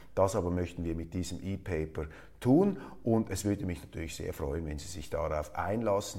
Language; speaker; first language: German; native; German